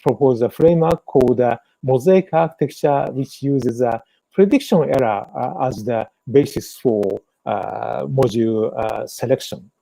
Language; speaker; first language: English; non-native, fluent; Japanese